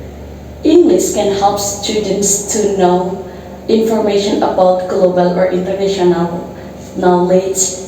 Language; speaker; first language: English; non-native, learner; Indonesian